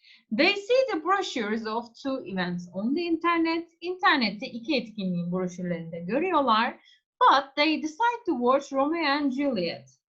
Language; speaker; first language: English; non-native, fluent; Turkish